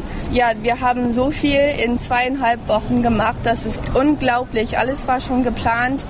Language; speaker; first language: German; early bilingual, heritage; German